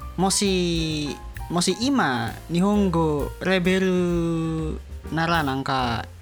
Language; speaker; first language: Japanese; non-native, learner; Indonesian